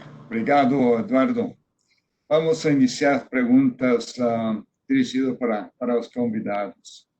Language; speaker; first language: Portuguese; non-native, fluent; Spanish